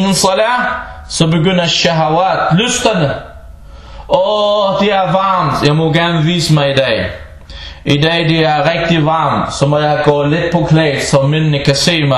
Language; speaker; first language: Danish; early bilingual, other home language; Arabic